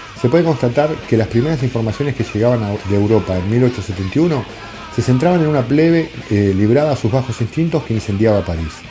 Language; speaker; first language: Spanish; native; Spanish